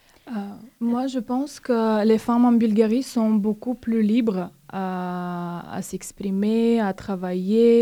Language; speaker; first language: French; non-native, fluent; Bulgarian